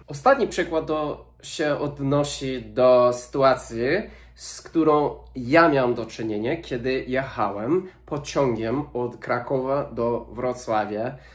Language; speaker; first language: Polish; non-native, fluent; English